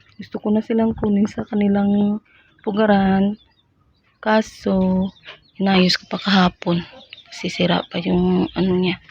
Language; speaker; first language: Filipino; non-native, local second language; Cebuano